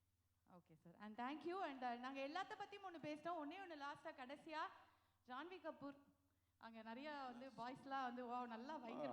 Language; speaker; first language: Tamil; native; Tamil